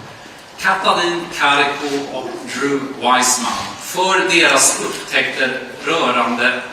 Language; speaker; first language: Swedish; native; Swedish